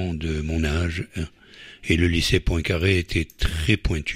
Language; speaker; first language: French; native; French